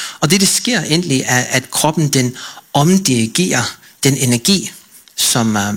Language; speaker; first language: Danish; non-native, fluent; English